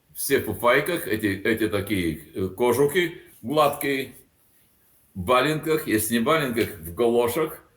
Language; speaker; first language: Russian; non-native, local second language; Latvian